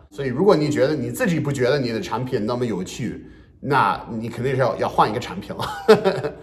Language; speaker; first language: Chinese; non-native, fluent; English